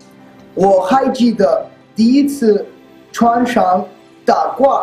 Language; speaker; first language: Chinese; non-native, learner; Spanish